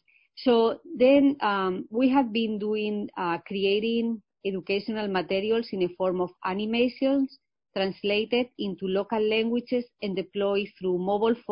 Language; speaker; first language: English; non-native, fluent; Spanish